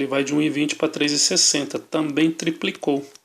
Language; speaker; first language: Portuguese; native; Portuguese